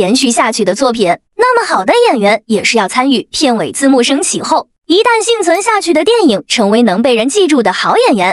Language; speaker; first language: Chinese; native; Chinese